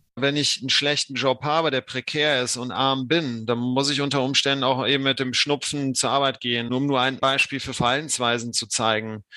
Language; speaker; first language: German; native; German